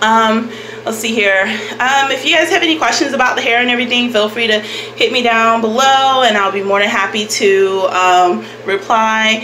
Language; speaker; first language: English; native; English